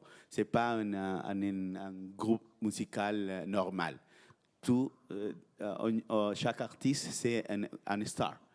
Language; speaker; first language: French; non-native, fluent; Spanish